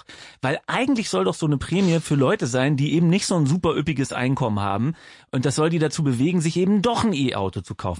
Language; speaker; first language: German; native; German